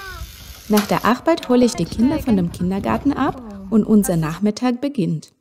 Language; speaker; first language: German; non-native, fluent; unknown